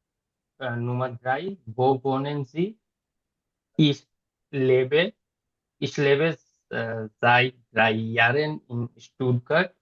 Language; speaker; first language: German; non-native, learner; Bangla